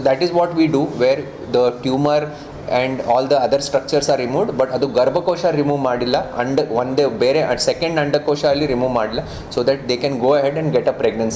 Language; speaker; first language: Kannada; non-native, learner; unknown